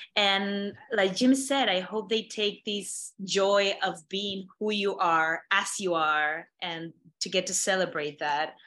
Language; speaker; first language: English; non-native, fluent; Spanish